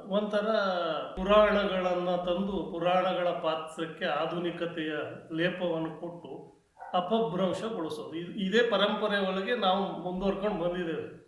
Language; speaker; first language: Kannada; native; Kannada